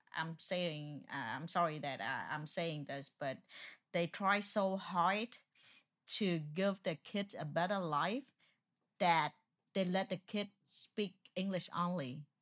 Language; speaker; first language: English; non-native, fluent; Vietnamese